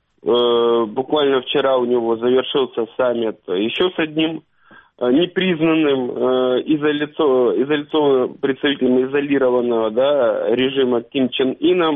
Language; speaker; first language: Russian; native; Russian